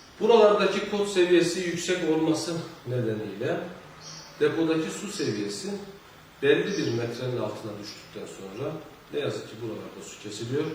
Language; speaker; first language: Turkish; native; Turkish